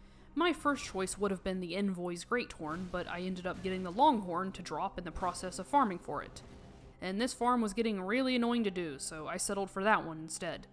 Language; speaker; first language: English; native; English